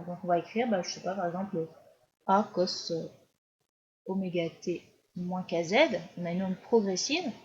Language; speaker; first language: French; native; French